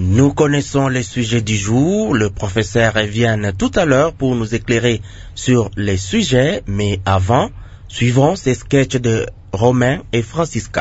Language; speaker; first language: French; non-native, local second language; Lingala